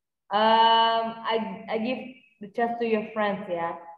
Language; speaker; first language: English; non-native, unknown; Indonesian